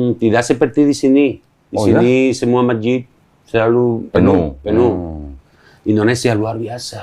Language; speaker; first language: Indonesian; non-native, learner; Spanish